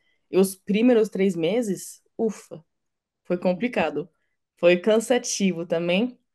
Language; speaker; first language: Portuguese; non-native, fluent; French